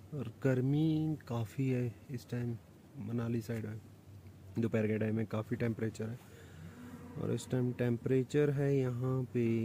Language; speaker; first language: Hindi; non-native, local second language; Punjabi